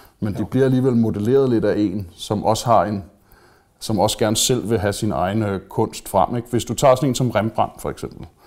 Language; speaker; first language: Danish; native; Danish